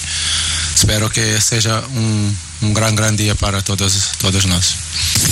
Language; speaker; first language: Spanish; non-native, learner; Portuguese